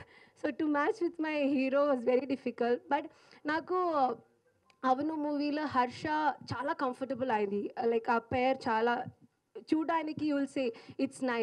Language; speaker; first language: Telugu; non-native, learner; Malayalam